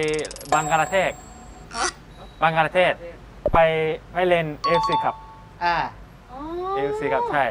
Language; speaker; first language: Thai; non-native, learner; Japanese